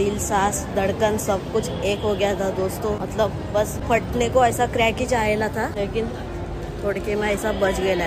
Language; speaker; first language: Hindi; non-native, local second language; Marathi